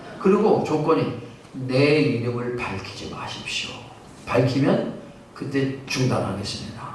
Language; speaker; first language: Korean; native; Korean